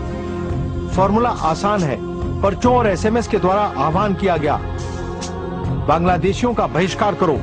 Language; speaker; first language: Hindi; native; Hindi